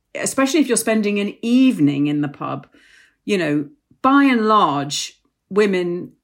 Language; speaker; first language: English; native; English